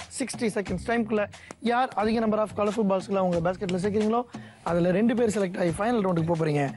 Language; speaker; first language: Tamil; native; Tamil